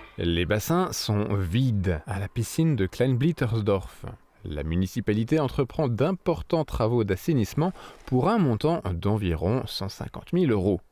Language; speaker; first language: French; native; French